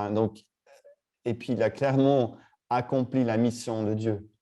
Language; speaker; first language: French; native; French